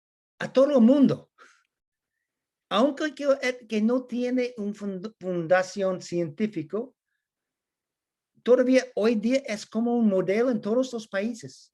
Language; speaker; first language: Spanish; non-native, learner; English